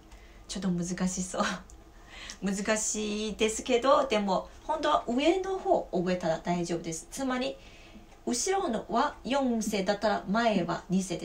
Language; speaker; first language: Japanese; non-native, fluent; Chinese